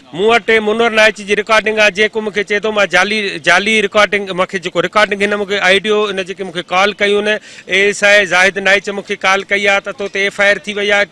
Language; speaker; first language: Sindhi; native; Sindhi